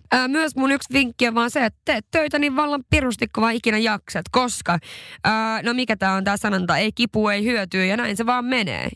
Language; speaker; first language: Finnish; non-native, local second language; Swedish